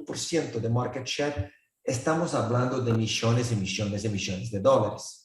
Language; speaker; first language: Spanish; non-native, fluent; Portuguese